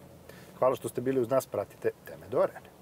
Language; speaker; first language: Serbian; native; Serbian